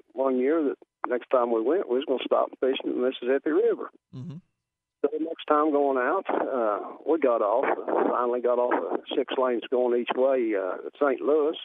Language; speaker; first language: English; native; English